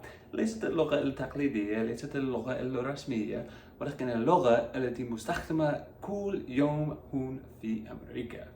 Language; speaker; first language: Arabic; non-native, fluent; English